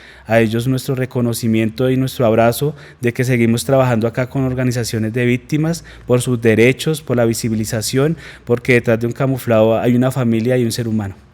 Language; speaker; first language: Spanish; native; Spanish